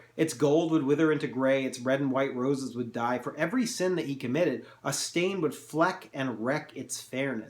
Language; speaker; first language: English; native; English